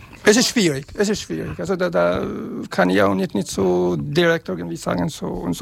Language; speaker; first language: German; non-native, fluent; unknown